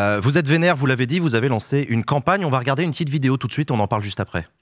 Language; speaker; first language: French; native; French